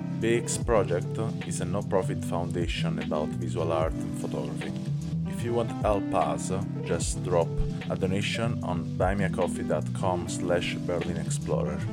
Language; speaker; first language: English; non-native, learner; Italian